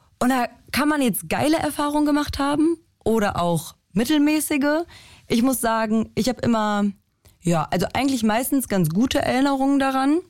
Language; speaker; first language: German; early bilingual, other home language; Polish